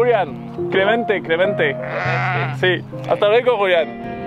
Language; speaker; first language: Spanish; non-native, learner; French